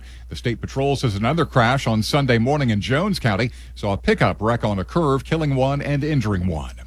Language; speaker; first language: English; native; English